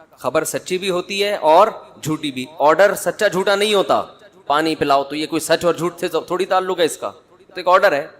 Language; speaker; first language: Urdu; native; Urdu